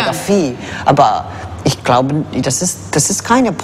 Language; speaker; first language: German; non-native, fluent; English